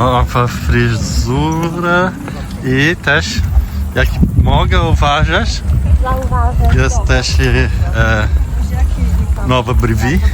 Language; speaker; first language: Polish; non-native, learner; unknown